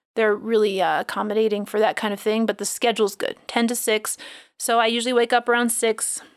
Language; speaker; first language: English; native; English